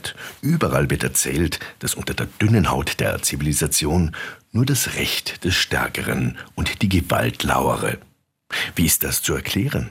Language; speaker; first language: German; native; German